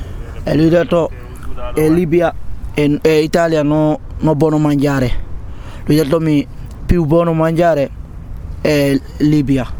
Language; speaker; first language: Italian; non-native, learner; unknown